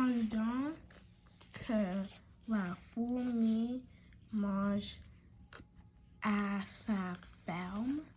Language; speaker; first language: French; non-native, learner; English